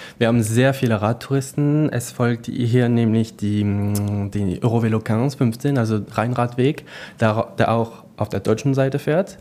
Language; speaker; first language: German; non-native, local second language; French